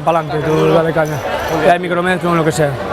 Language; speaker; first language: Spanish; native; Spanish